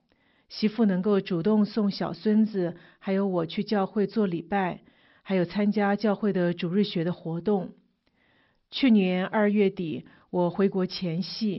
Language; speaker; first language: Chinese; native; Chinese